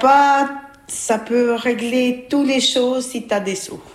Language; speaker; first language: French; non-native, learner; Albanian